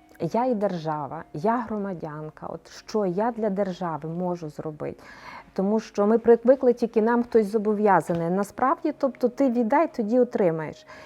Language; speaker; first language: Ukrainian; native; Ukrainian